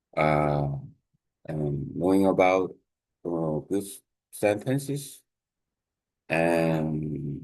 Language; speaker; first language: English; non-native, learner; Korean